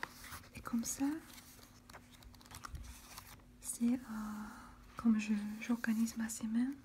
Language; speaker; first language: French; non-native, fluent; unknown